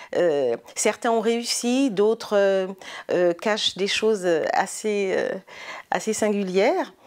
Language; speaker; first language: French; native; French